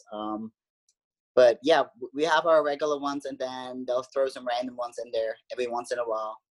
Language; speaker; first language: English; non-native, fluent; German